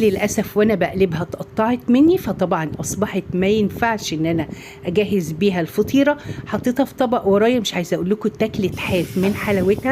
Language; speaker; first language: Arabic; native; Arabic